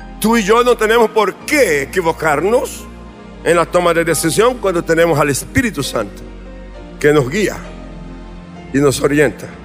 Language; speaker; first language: Spanish; non-native, fluent; Portuguese